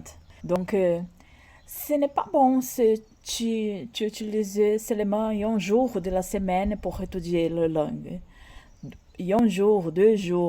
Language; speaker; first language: French; non-native, learner; Portuguese